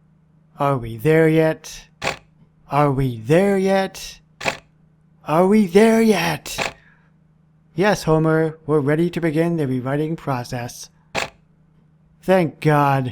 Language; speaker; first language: English; native; English